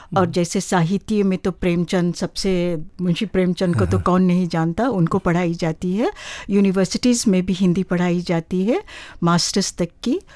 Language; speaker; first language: Hindi; native; Hindi